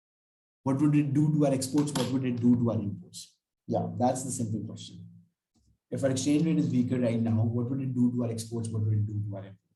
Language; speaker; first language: English; non-native, local second language; Urdu